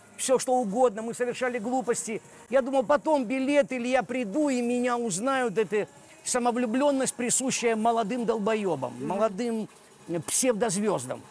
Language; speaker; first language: Russian; non-native, local second language; Georgian